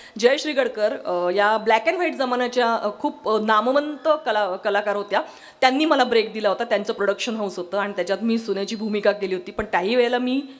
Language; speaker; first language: Marathi; non-native, local second language; Kannada